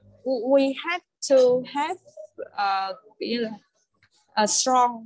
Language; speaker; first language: English; non-native, learner; Vietnamese